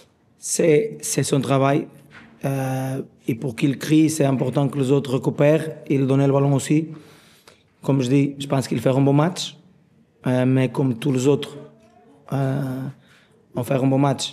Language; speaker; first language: French; non-native, learner; Portuguese